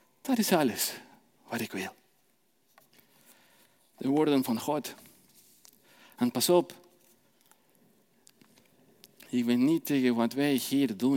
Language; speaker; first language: Dutch; non-native, fluent; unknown